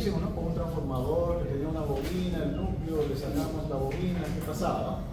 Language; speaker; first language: Spanish; native; Spanish